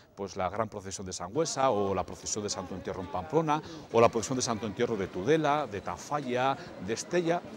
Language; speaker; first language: Spanish; native; Spanish